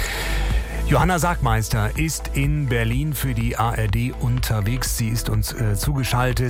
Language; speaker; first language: German; native; German